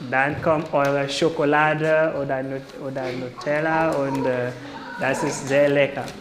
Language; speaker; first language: German; non-native, learner; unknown